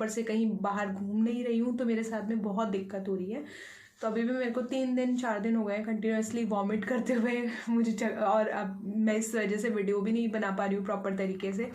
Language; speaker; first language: Hindi; native; Hindi